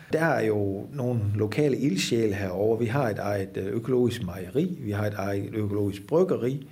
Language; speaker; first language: Danish; non-native, fluent; Dutch